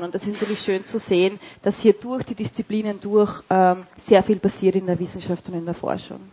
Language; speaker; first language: German; native; German